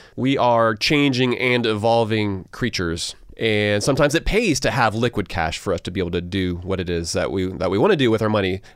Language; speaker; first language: English; native; English